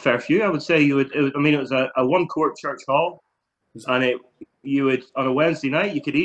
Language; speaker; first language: English; native; English